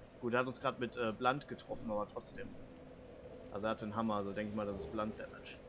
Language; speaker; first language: German; native; German